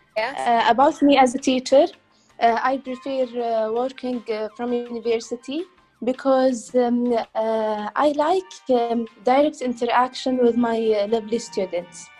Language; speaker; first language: English; non-native, learner; Arabic